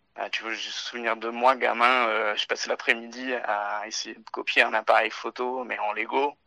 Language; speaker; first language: French; native; French